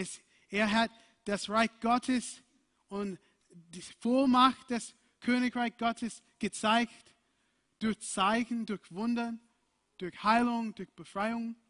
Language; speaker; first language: German; non-native, fluent; English